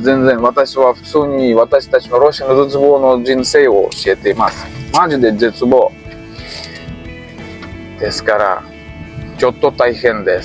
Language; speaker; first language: Japanese; non-native, learner; Russian